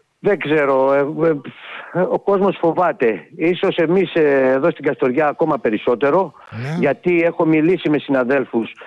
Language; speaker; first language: Greek; native; Greek